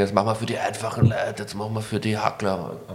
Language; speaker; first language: German; native; German